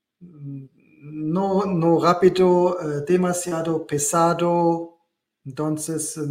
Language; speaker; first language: Spanish; non-native, learner; German